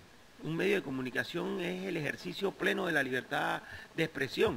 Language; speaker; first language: Spanish; native; Spanish